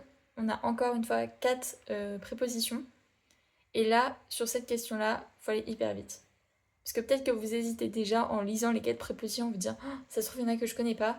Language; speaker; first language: French; native; French